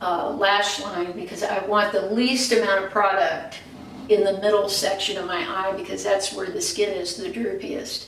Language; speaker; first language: English; native; English